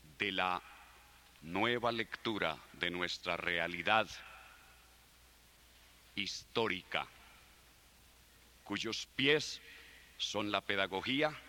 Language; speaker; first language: Spanish; native; Spanish